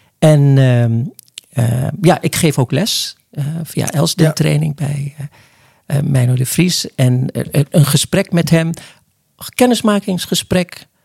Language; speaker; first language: Dutch; early bilingual, other home language; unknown